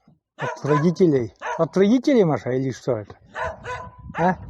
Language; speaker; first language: Russian; native; Russian